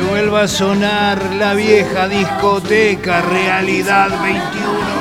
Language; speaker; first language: Spanish; native; Spanish